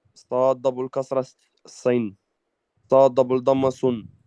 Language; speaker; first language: Arabic; non-native, learner; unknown